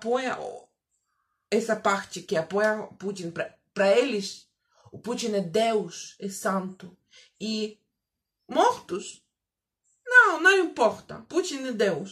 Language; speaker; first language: Portuguese; non-native, fluent; Russian